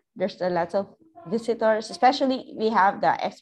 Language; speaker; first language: English; non-native, local second language; Filipino